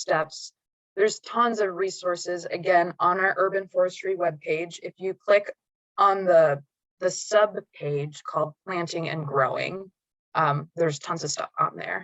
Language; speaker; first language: English; native; English